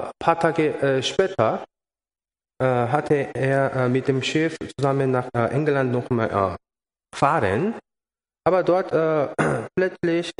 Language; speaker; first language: German; non-native, learner; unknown